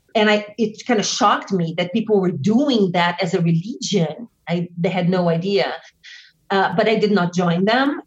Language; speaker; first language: English; non-native, fluent; Portuguese